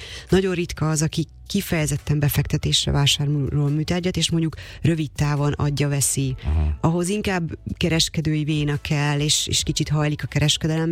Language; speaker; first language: Hungarian; native; Hungarian